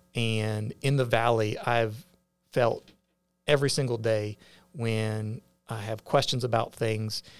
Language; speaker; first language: English; native; English